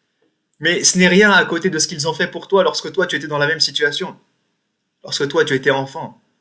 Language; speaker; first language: French; native; French